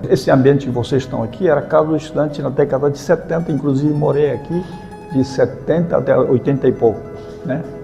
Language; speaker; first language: Portuguese; early bilingual, other home language; Japanese